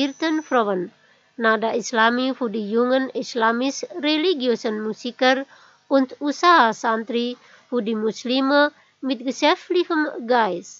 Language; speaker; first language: German; non-native, fluent; Indonesian